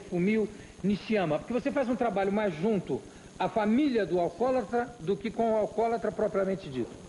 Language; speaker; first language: Portuguese; native; Portuguese